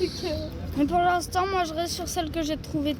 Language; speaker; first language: French; native; French